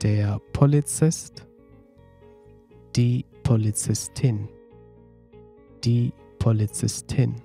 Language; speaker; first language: German; non-native, fluent; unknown